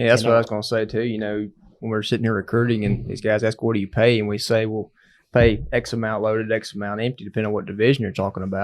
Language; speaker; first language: English; native; English